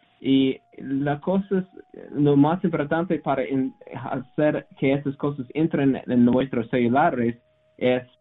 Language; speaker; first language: Spanish; non-native, learner; English